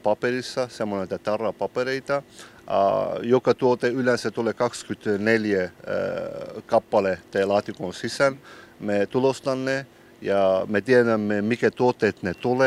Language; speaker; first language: Finnish; non-native, learner; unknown